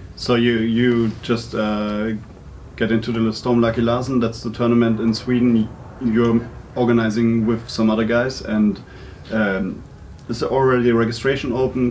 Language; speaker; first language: English; non-native, fluent; German